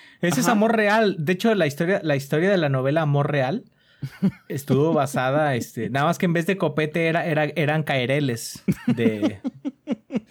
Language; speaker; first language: Spanish; native; Spanish